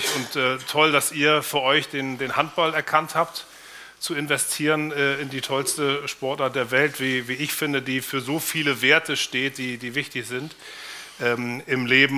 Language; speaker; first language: German; native; German